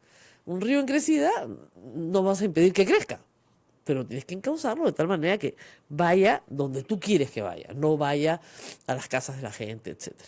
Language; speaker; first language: Spanish; native; Spanish